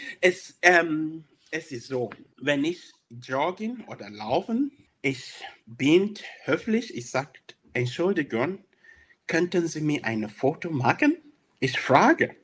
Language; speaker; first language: German; non-native, learner; English